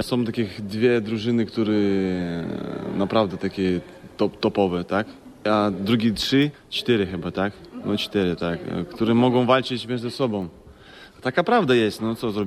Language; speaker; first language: Polish; non-native, fluent; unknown